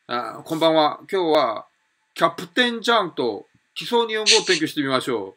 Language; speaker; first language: Japanese; non-native, fluent; Korean